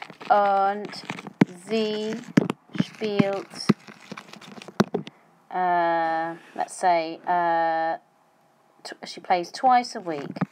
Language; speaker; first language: German; non-native, fluent; English